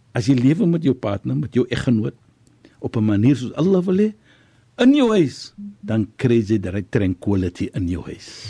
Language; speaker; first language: Afrikaans; native; Afrikaans